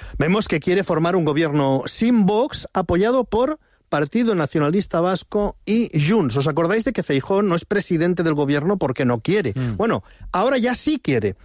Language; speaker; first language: Spanish; native; Spanish